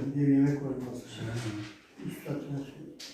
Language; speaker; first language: Turkish; native; Turkish